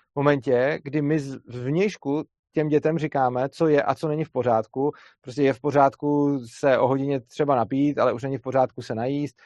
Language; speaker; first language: Czech; native; Czech